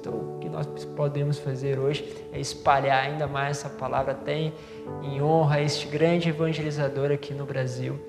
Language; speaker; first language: Portuguese; native; Portuguese